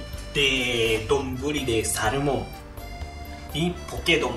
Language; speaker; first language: Spanish; non-native, fluent; Japanese